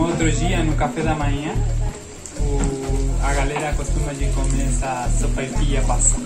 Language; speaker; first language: Portuguese; non-native, fluent; Spanish